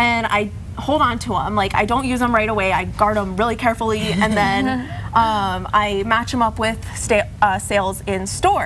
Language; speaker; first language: English; native; English